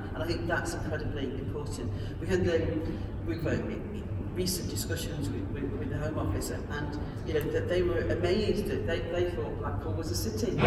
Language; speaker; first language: English; native; English